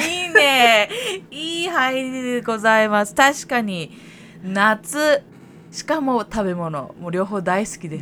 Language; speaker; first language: Japanese; native; Japanese